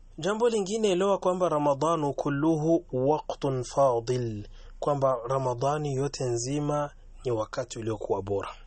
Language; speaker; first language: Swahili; native; Swahili